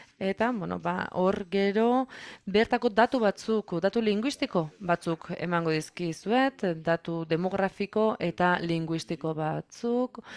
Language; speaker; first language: Basque; non-native, fluent; French